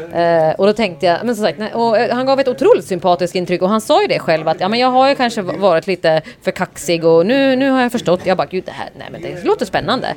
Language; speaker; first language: Swedish; native; Swedish